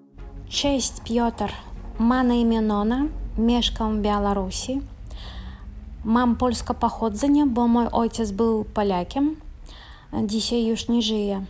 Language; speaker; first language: Polish; non-native, learner; Russian